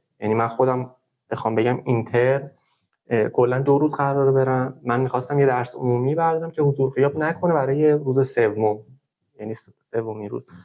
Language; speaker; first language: Persian; native; Persian